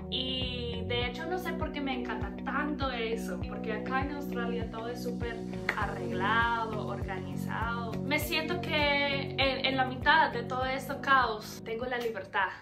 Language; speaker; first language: Spanish; non-native, fluent; English